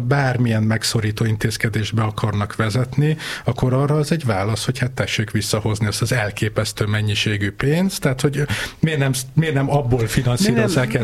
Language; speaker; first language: Hungarian; native; Hungarian